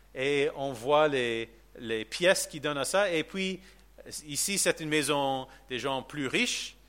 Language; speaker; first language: French; non-native, fluent; English